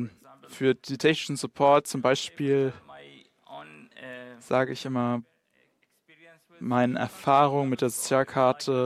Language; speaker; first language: German; non-native, learner; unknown